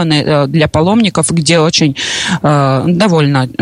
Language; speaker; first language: Russian; non-native, local second language; Latvian